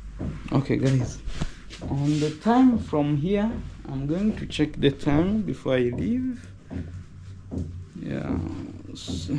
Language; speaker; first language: English; non-native, fluent; Rundi